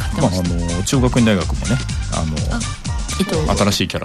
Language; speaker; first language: Japanese; native; Japanese